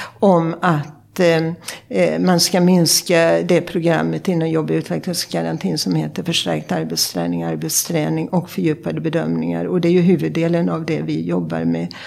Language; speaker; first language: Swedish; native; Swedish